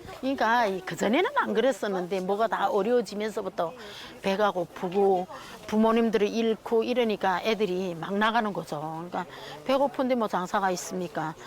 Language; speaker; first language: Korean; native; Korean